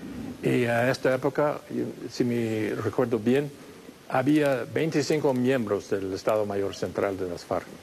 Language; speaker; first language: Spanish; non-native, fluent; English